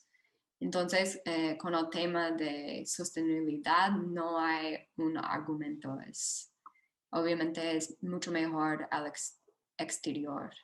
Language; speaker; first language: Spanish; non-native, fluent; English